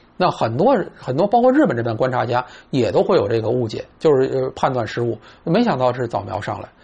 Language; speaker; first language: Chinese; native; Chinese